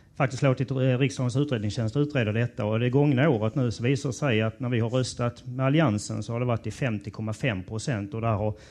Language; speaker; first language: Swedish; native; Swedish